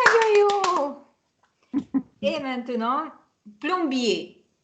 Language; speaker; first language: French; non-native, fluent; Hungarian